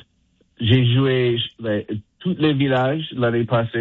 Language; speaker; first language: French; non-native, fluent; English